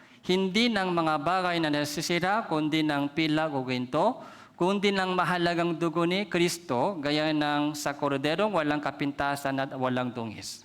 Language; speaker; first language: Filipino; non-native, fluent; Korean